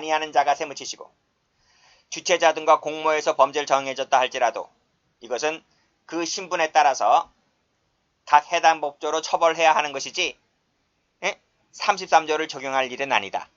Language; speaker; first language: Korean; native; Korean